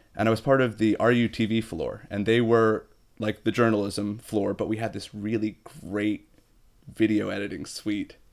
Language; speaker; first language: English; native; English